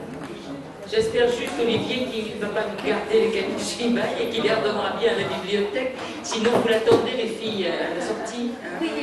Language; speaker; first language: French; native; French